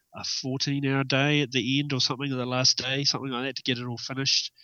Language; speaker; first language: English; native; English